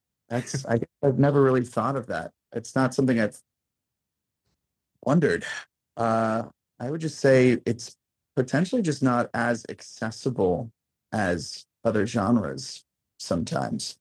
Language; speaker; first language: English; native; English